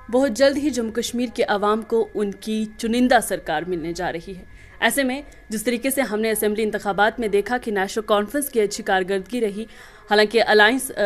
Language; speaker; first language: Hindi; non-native, local second language; Kashmiri